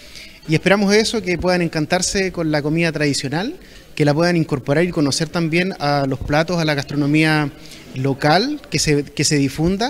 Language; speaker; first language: Spanish; native; Spanish